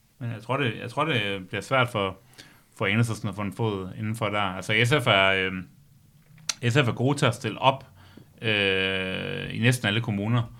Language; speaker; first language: Danish; native; Danish